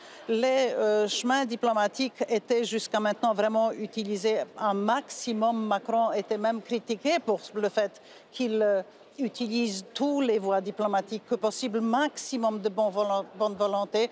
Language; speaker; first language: French; non-native, fluent; Polish